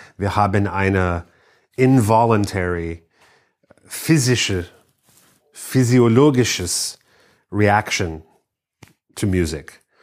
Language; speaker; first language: German; non-native, learner; English